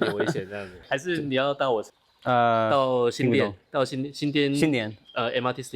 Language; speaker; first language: Chinese; non-native, local second language; Min Nan Chinese